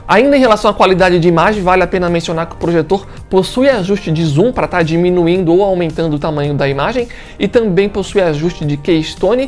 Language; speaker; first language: Portuguese; native; Portuguese